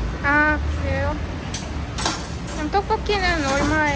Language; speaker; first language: Korean; non-native, learner; Kazakh